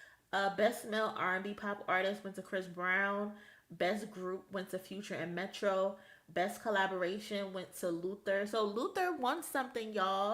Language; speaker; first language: English; native; English